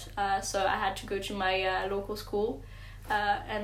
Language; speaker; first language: English; non-native, fluent; French